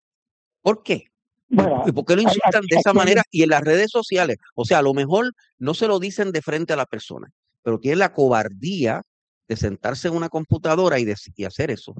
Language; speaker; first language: Spanish; native; Spanish